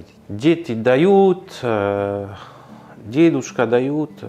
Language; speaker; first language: Russian; non-native, learner; French